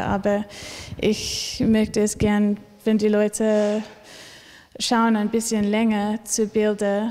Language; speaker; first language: German; non-native, learner; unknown